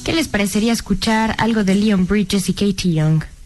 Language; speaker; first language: Spanish; native; Spanish